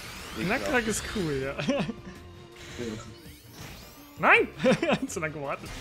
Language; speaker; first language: German; native; German